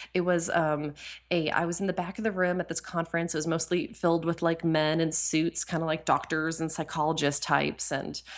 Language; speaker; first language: English; native; English